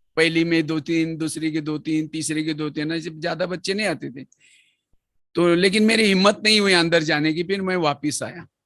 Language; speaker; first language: Hindi; non-native, local second language; Marathi